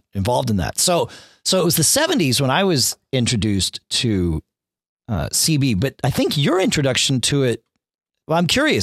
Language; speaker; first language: English; native; English